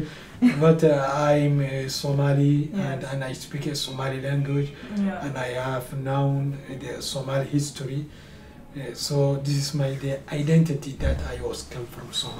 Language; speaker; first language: English; non-native, learner; Somali